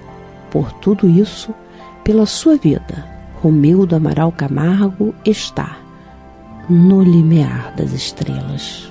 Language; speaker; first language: Portuguese; native; Portuguese